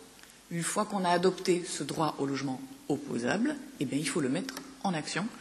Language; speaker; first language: French; native; French